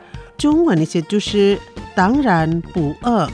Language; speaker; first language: Chinese; early bilingual, heritage; Chinese